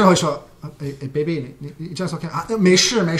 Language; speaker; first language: Chinese; non-native, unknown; English